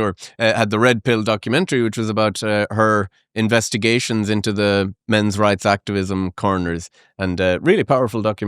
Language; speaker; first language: English; native; English